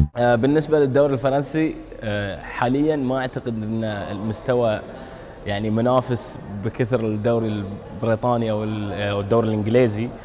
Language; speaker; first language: Arabic; native; Arabic